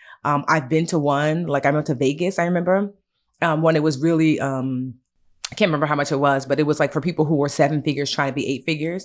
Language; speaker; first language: English; native; English